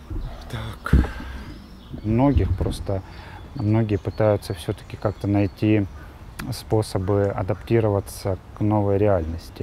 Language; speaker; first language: Russian; native; Russian